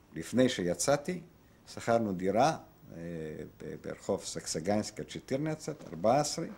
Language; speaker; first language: Hebrew; non-native, fluent; Polish